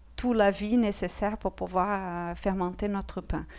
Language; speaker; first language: French; non-native, fluent; Portuguese